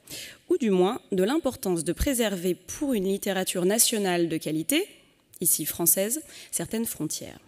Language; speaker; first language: French; native; French